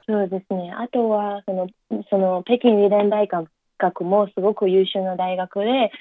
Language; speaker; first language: Japanese; non-native, learner; Chinese